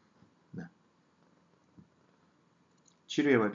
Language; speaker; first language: Persian; native; Persian